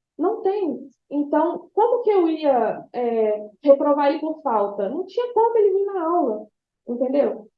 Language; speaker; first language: Portuguese; native; Portuguese